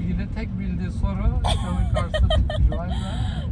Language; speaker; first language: Turkish; native; Turkish